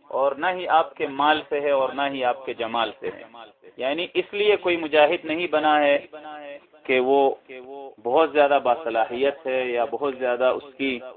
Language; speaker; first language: Urdu; non-native, local second language; Pashto